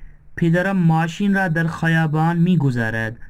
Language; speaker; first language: Persian; non-native, fluent; Urdu